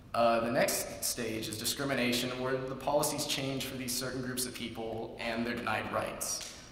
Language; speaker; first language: English; native; English